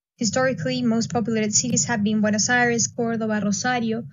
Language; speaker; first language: English; non-native, fluent; Spanish